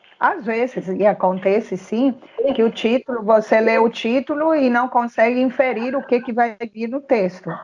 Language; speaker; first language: Portuguese; non-native, fluent; Spanish